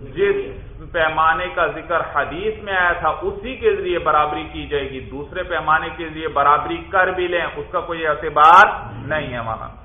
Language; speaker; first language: Urdu; native; Urdu